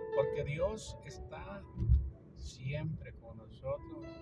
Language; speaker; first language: Spanish; native; Spanish